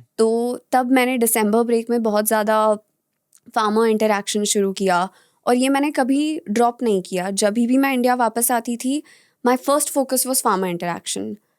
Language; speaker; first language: Hindi; native; Hindi